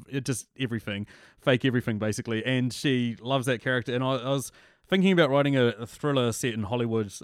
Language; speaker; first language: English; native; English